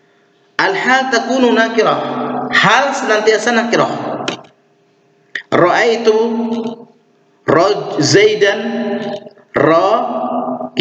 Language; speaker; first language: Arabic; non-native, fluent; Indonesian